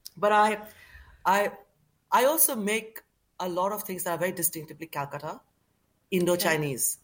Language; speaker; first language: English; non-native, local second language; Urdu